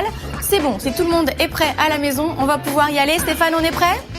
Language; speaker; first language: French; native; French